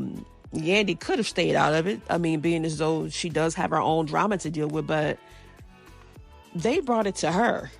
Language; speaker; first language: English; native; English